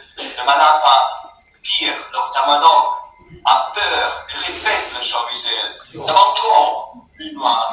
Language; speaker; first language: French; non-native, fluent; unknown